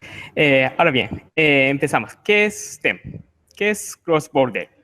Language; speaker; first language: Spanish; non-native, learner; Japanese